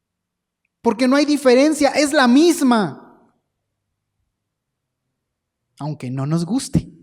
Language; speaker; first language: Spanish; native; Spanish